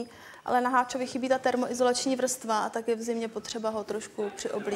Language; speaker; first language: Czech; native; Czech